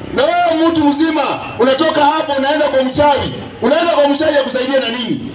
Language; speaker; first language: Swahili; non-native, local second language; Kikuyu